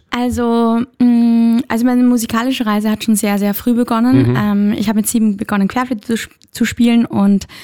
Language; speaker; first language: German; native; German